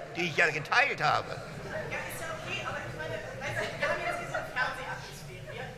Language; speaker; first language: German; non-native, fluent; French